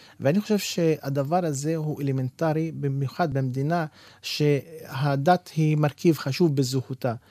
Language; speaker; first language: Hebrew; non-native, local second language; Arabic